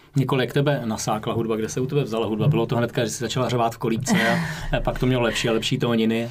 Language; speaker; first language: Czech; native; Czech